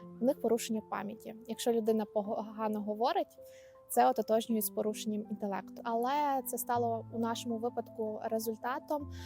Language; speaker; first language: Ukrainian; native; Ukrainian